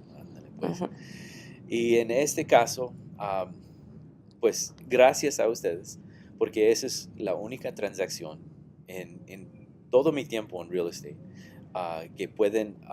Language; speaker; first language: Spanish; non-native, learner; English